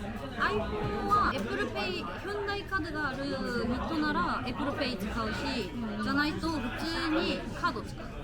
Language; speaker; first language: Japanese; non-native, fluent; Korean